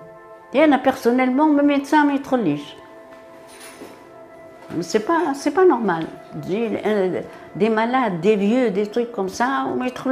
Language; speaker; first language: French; non-native, local second language; Arabic